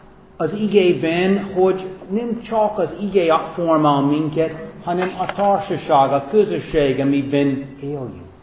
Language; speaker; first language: Hungarian; non-native, fluent; English